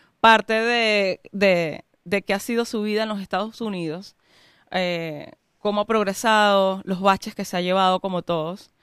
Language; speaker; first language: Spanish; native; Spanish